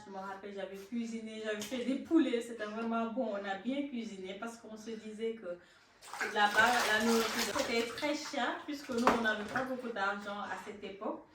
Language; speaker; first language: French; non-native, local second language; Wolof